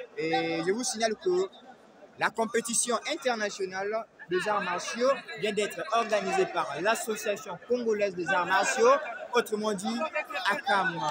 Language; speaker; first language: French; non-native, local second language; Lingala